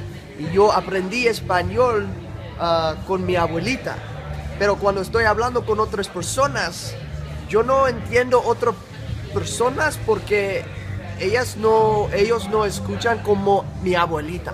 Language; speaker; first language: Spanish; early bilingual, heritage; English